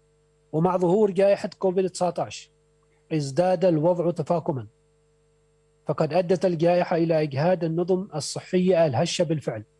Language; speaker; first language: Arabic; native; Arabic